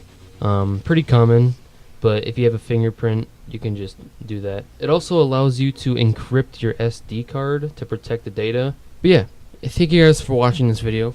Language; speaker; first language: English; native; English